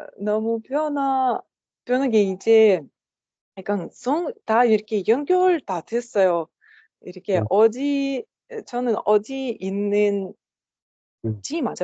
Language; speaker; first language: Korean; non-native, learner; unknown